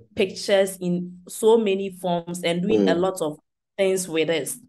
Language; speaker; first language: English; non-native, local second language; Akan